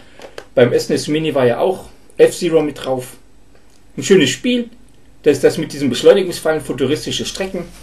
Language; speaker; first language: German; native; German